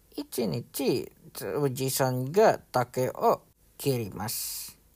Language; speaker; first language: Japanese; non-native, learner; Indonesian